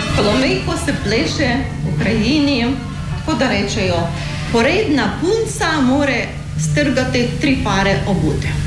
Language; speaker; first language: Slovenian; non-native, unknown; Ukrainian